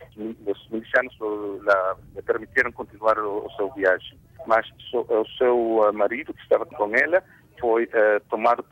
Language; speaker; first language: Portuguese; non-native, fluent; Spanish